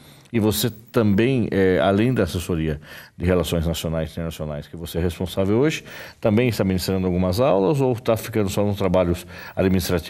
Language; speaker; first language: Portuguese; native; Portuguese